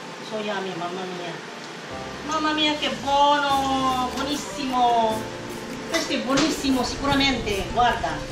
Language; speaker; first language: Italian; non-native, fluent; Filipino